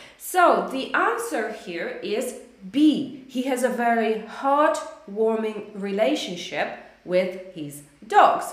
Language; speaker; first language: English; non-native, fluent; Polish